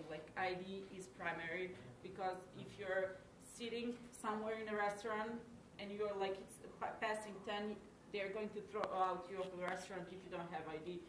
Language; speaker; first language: English; non-native, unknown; Serbian